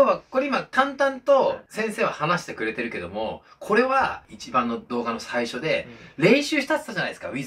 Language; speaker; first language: Japanese; native; Japanese